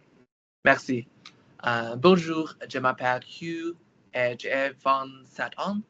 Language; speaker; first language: French; non-native, learner; Chinese